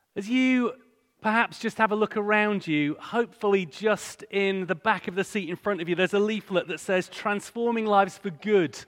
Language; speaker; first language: English; native; English